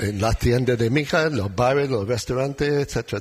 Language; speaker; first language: Spanish; non-native, learner; English